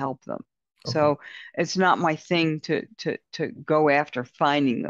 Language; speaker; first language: English; native; English